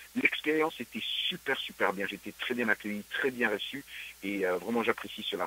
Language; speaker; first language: French; non-native, local second language; Luba-Lulua